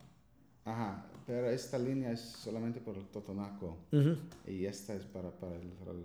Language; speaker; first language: Spanish; non-native, fluent; English